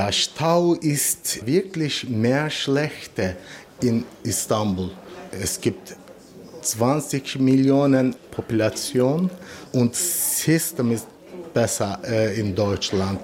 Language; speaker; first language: German; non-native, learner; Turkish